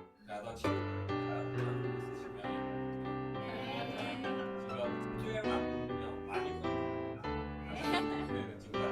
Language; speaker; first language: Korean; non-native, learner; Chinese